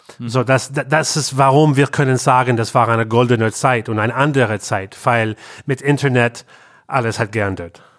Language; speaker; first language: German; non-native, learner; English